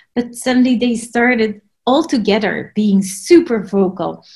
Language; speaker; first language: English; non-native, fluent; Dutch